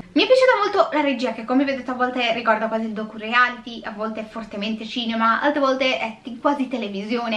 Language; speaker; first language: Italian; native; Italian